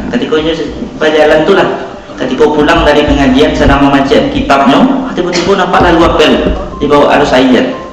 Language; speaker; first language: Malay; non-native, local second language; Minangkabau